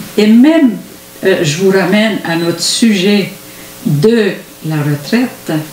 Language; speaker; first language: French; non-native, fluent; Arabic